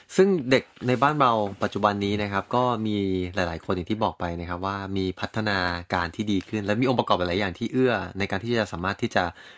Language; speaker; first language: Thai; native; Thai